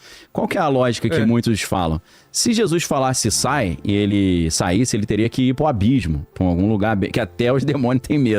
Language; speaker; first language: Portuguese; native; Portuguese